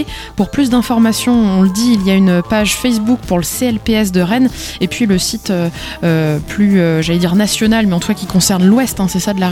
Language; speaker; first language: French; native; French